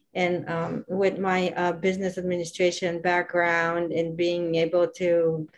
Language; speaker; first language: English; non-native, fluent; Bulgarian